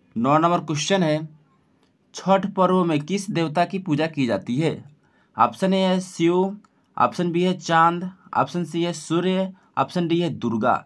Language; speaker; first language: Hindi; native; Hindi